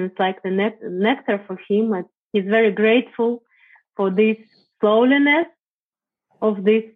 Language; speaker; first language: English; non-native, fluent; Russian